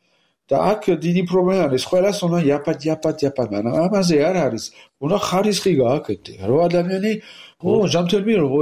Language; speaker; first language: Georgian; non-native, learner; French